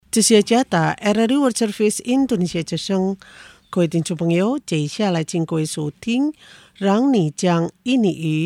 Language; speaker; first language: Chinese; non-native, fluent; Indonesian